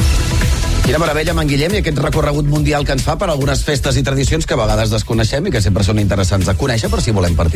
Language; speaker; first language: Catalan; native; Catalan